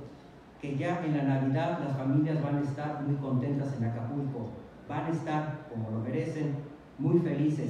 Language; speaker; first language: Spanish; native; Spanish